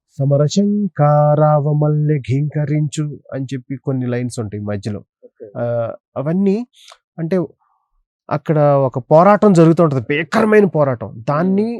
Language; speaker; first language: Telugu; native; Telugu